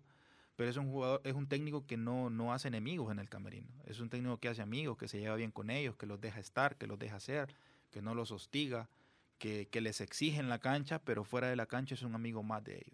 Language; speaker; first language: Spanish; native; Spanish